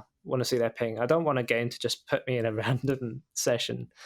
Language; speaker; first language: English; native; English